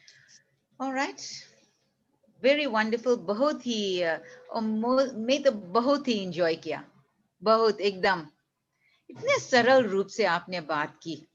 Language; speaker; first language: Hindi; early bilingual, heritage; Hindi